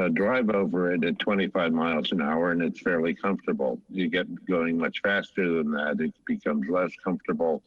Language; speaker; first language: English; native; English